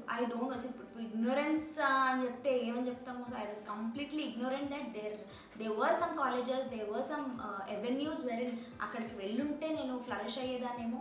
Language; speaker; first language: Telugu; non-native, local second language; Kannada